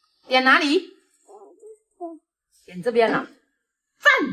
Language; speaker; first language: Chinese; native; Chinese